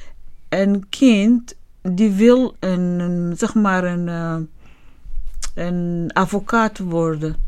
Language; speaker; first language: Dutch; non-native, learner; Arabic